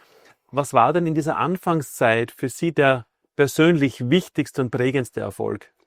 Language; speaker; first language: German; native; German